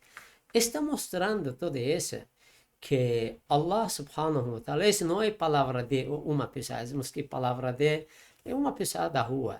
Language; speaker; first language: Portuguese; non-native, learner; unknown